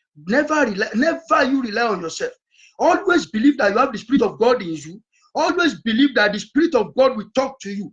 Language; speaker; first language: English; non-native, local second language; Yoruba